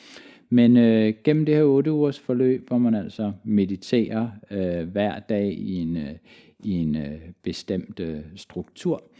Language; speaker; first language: Danish; native; Danish